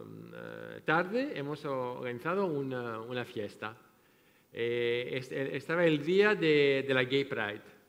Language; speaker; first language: Spanish; non-native, fluent; French